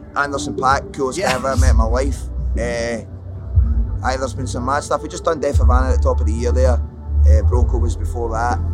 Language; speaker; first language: English; native; English